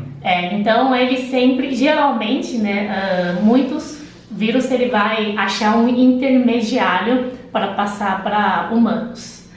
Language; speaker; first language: Portuguese; non-native, fluent; Chinese